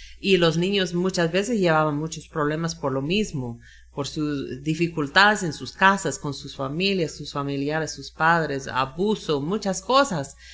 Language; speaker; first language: Spanish; non-native, fluent; English